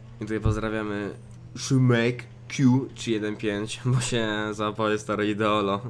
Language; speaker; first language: Polish; native; Polish